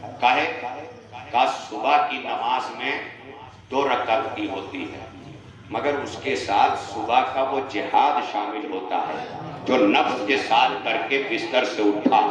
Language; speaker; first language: Urdu; non-native, local second language; Awadhi